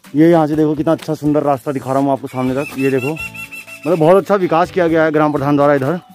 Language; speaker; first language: Hindi; non-native, local second language; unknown